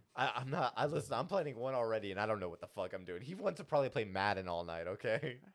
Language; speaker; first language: English; early bilingual, other home language; Hindi